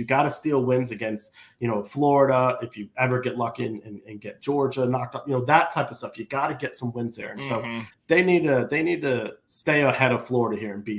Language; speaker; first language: English; native; English